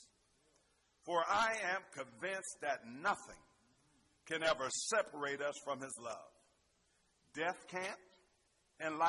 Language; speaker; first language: English; native; English